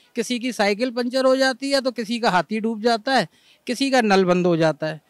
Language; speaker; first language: Hindi; native; Hindi